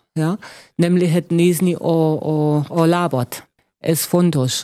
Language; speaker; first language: Hungarian; non-native, learner; German